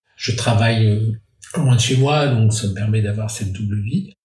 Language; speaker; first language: French; native; French